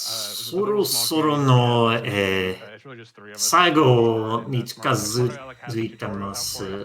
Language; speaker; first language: Japanese; non-native, learner; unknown